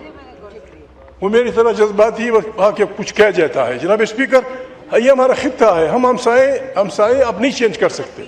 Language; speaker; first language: Urdu; non-native, local second language; Pashto